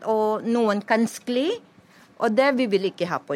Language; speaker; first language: Norwegian; non-native, fluent; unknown